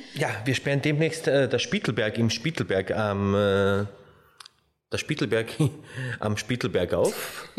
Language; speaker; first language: German; non-native, fluent; Slovenian